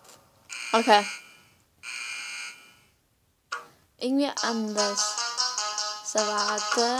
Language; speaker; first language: German; native; German